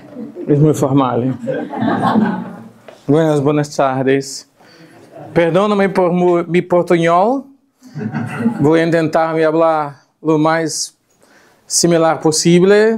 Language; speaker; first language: Spanish; non-native, fluent; Portuguese